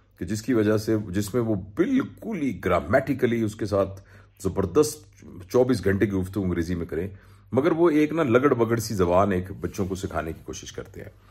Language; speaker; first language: Urdu; non-native, local second language; Punjabi